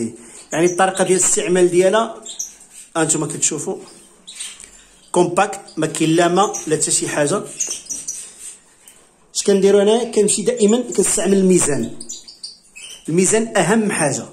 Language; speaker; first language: Arabic; native; Arabic